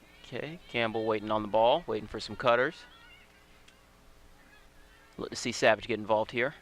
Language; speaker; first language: English; native; English